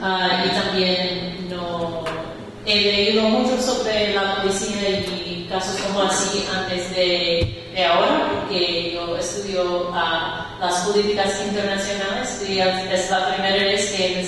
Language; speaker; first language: Spanish; non-native, fluent; English